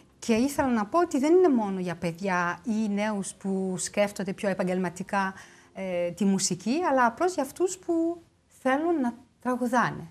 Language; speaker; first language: Greek; early bilingual, heritage; Greek